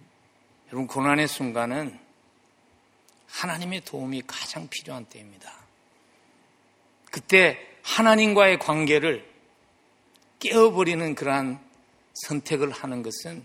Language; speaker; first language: Korean; native; Korean